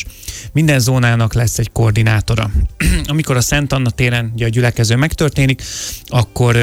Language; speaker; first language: Hungarian; native; Hungarian